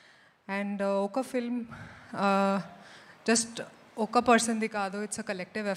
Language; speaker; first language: Telugu; non-native, fluent; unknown